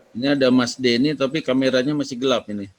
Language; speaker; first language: Indonesian; native; Indonesian